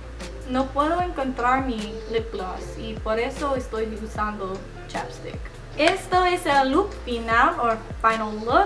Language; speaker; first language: Spanish; non-native, learner; English